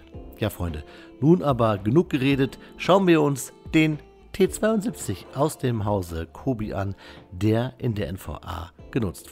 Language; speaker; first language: German; native; German